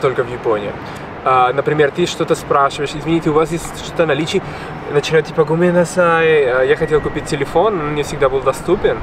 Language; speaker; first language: Russian; non-native, fluent; Spanish